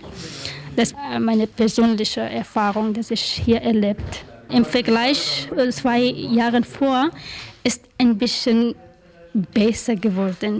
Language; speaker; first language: German; non-native, learner; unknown